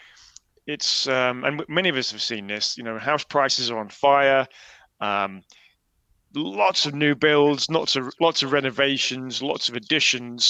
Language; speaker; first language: English; native; English